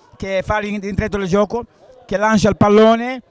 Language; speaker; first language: Italian; non-native, fluent; Wolof